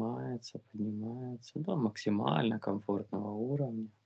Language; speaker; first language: Russian; native; Russian